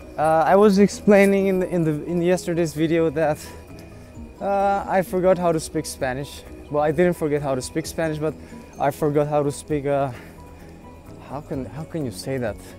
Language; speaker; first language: English; non-native, fluent; Spanish